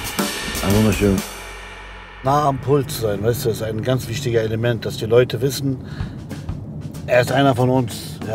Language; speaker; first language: German; early bilingual, other home language; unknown